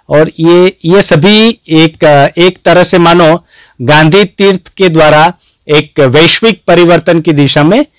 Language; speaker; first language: Hindi; non-native, local second language; Gujarati